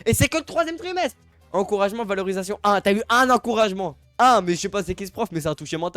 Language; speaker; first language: French; native; French